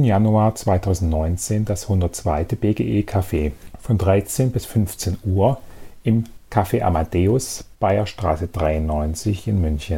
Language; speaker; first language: German; native; German